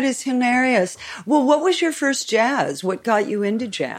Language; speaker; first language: English; native; English